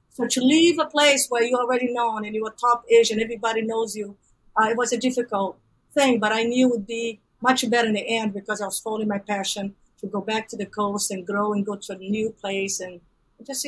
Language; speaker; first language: English; non-native, fluent; Portuguese